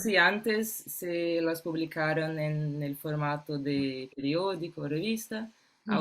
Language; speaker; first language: Spanish; non-native, fluent; Portuguese